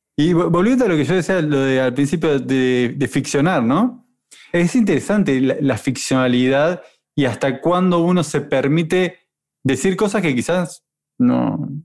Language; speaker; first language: Spanish; native; Spanish